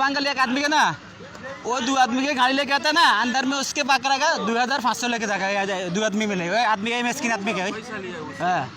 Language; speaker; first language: Hindi; non-native, learner; Bangla